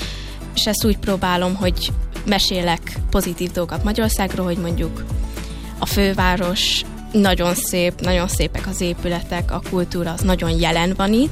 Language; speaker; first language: Hungarian; early bilingual, heritage; Hungarian